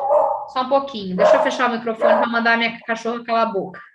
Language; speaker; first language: Portuguese; native; Portuguese